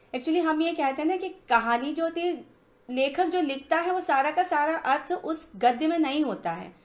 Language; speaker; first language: Hindi; native; Hindi